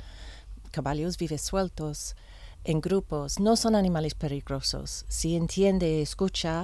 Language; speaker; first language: Spanish; non-native, learner; English